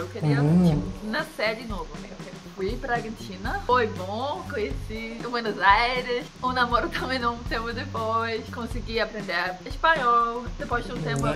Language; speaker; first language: Portuguese; non-native, fluent; Danish